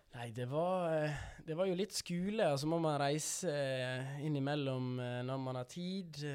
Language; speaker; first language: Norwegian; early bilingual, other home language; Dutch